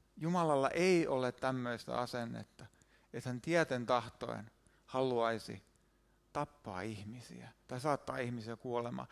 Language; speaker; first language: Finnish; native; Finnish